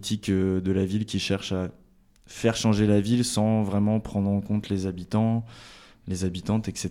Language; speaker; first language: French; native; French